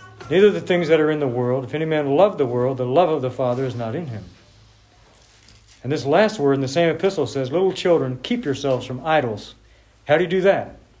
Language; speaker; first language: English; native; English